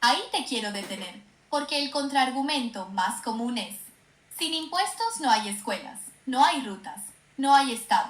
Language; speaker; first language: Spanish; native; Spanish